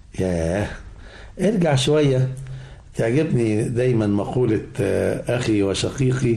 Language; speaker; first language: Arabic; native; Arabic